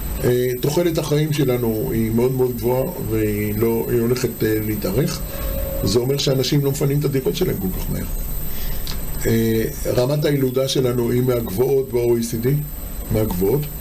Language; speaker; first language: Hebrew; native; Hebrew